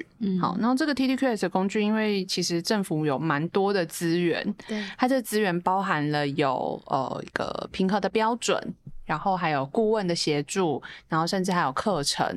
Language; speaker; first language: Chinese; native; Chinese